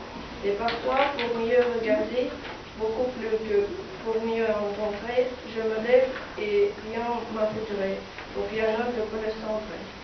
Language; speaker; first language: French; non-native, learner; Russian